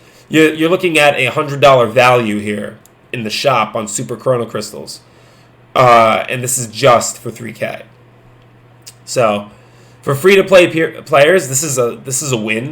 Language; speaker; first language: English; native; English